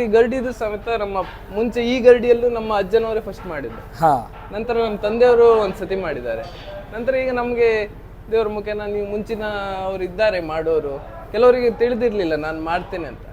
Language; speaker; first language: Kannada; native; Kannada